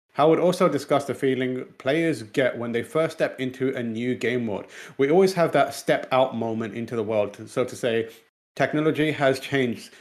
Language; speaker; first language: English; non-native, local second language; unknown